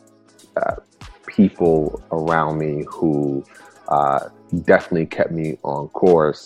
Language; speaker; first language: English; early bilingual, other home language; Spanish